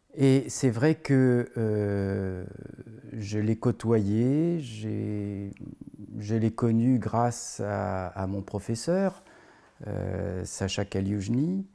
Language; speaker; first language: French; native; French